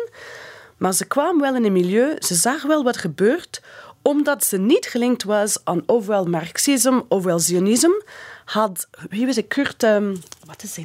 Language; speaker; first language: Dutch; non-native, fluent; English